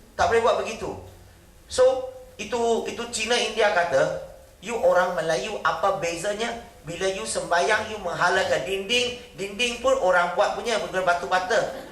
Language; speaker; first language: Malay; non-native, local second language; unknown